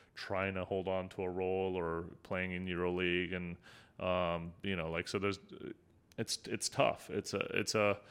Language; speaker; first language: English; early bilingual, other home language; Hindi